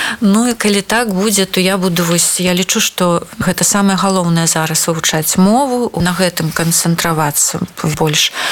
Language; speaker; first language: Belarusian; non-native, local second language; Russian